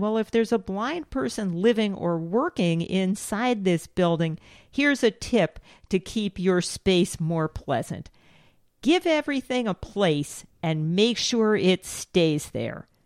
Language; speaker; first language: English; native; English